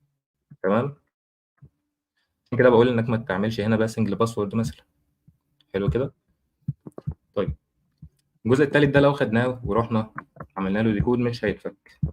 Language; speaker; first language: Arabic; native; Arabic